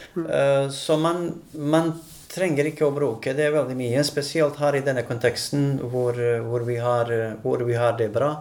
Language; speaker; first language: Norwegian; non-native, fluent; Bosnian